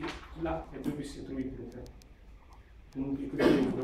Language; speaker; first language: Italian; non-native, learner; French